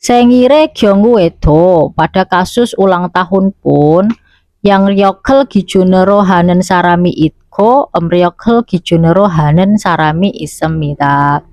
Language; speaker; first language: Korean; non-native, fluent; Indonesian